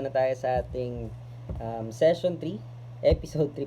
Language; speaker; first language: Filipino; native; Filipino